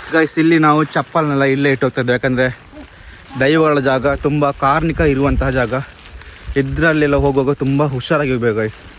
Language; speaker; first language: Kannada; non-native, local second language; Tulu